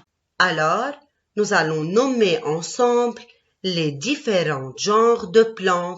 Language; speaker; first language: French; non-native, local second language; Arabic